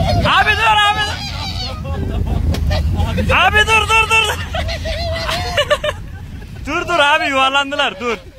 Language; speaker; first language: Turkish; native; Turkish